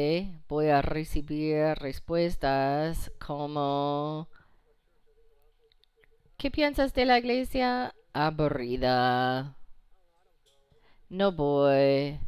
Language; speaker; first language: Spanish; non-native, fluent; English